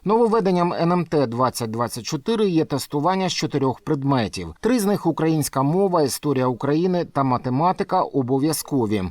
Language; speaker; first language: Ukrainian; native; Ukrainian